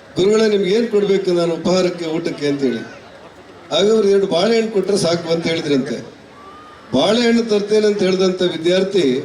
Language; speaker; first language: Kannada; native; Kannada